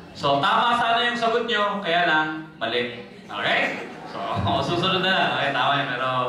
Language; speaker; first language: Filipino; native; Filipino